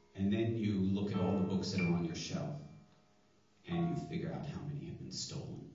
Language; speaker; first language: English; native; English